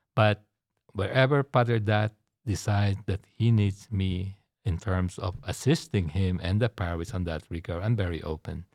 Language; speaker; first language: English; non-native, local second language; Filipino